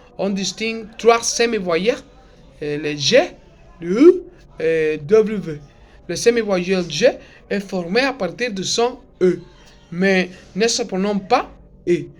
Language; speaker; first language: French; non-native, learner; Spanish